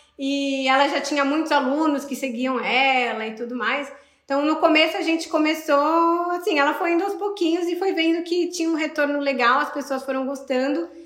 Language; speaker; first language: Portuguese; native; Portuguese